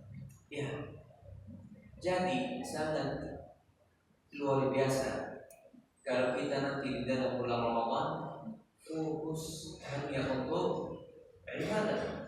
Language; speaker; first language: Indonesian; non-native, learner; Arabic